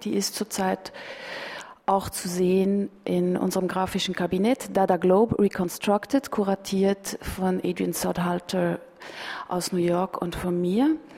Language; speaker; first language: German; native; German